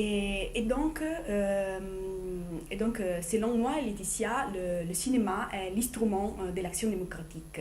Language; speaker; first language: French; non-native, fluent; Italian